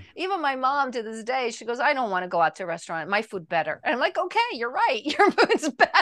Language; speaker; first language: English; early bilingual, other home language; Italian